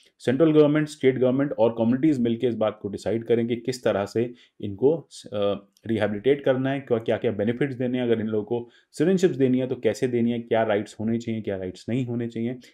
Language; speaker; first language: Hindi; native; Hindi